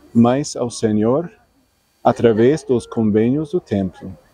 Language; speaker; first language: Portuguese; non-native, learner; English